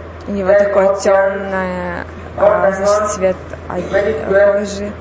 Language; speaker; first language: Russian; non-native, fluent; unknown